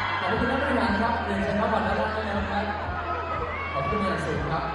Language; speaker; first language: Thai; native; Thai